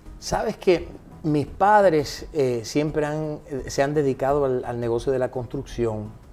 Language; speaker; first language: Spanish; early bilingual, heritage; Spanish